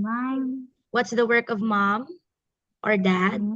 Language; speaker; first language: English; non-native, fluent; Filipino